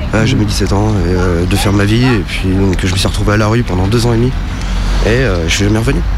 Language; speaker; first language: French; native; French